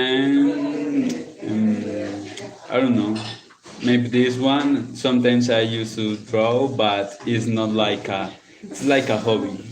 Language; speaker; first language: English; non-native, learner; Spanish